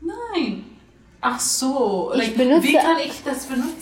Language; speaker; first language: German; non-native, learner; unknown